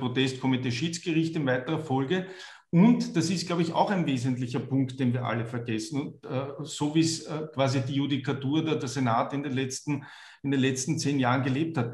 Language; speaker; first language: German; native; German